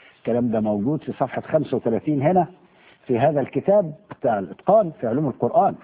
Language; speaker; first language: Arabic; native; Arabic